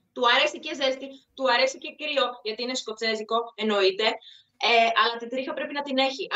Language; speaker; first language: Greek; non-native, fluent; Czech